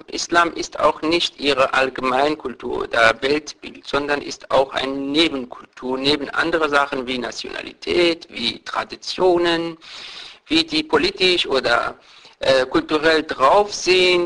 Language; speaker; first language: German; non-native, fluent; Persian